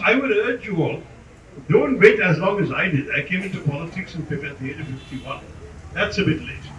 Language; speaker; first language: English; non-native, local second language; Malayalam